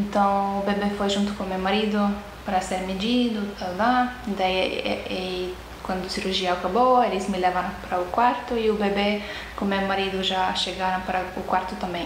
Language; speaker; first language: Portuguese; non-native, fluent; Estonian